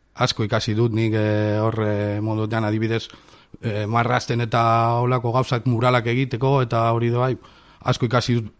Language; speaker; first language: Basque; non-native, local second language; Spanish